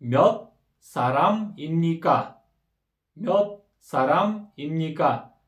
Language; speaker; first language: Korean; non-native, fluent; Kyrgyz